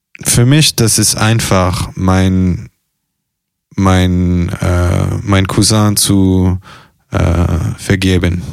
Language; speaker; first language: German; non-native, fluent; Italian